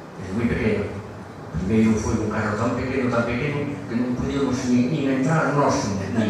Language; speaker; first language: Galician; non-native, local second language; Spanish